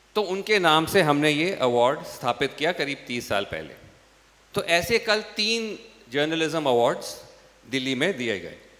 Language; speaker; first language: Hindi; non-native, local second language; English